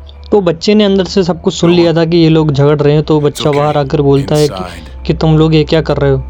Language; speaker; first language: Hindi; native; Hindi